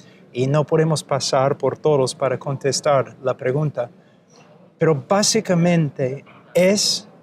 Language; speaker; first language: Spanish; non-native, fluent; English